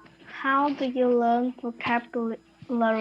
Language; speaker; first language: English; non-native, learner; Vietnamese